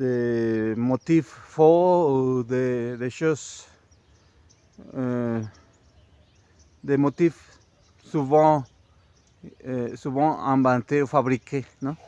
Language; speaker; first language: French; non-native, fluent; Spanish